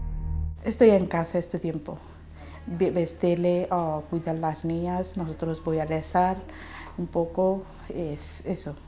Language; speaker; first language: Spanish; non-native, learner; Bangla